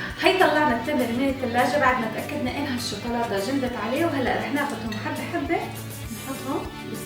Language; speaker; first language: Arabic; native; Arabic